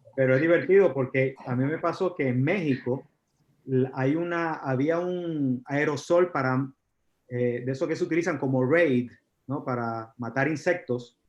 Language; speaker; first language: Spanish; native; Spanish